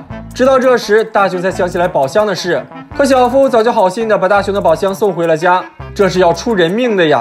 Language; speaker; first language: Chinese; native; Chinese